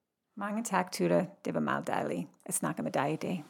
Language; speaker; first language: Danish; non-native, learner; English